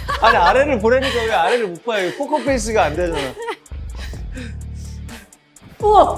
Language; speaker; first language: Korean; non-native, learner; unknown